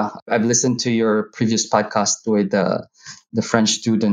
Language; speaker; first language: English; non-native, local second language; Hiligaynon